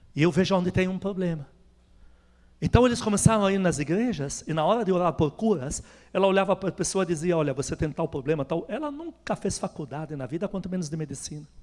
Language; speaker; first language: Portuguese; non-native, fluent; Arabic